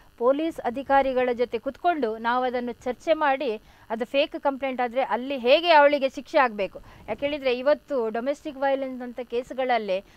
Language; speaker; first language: Kannada; non-native, local second language; Tulu